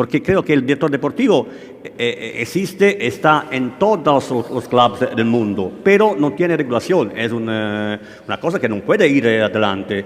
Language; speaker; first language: Spanish; non-native, learner; Italian